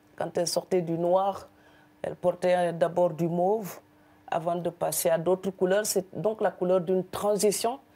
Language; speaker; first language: French; non-native, local second language; Serer